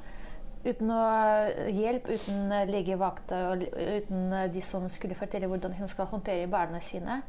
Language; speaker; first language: Swedish; non-native, fluent; Ukrainian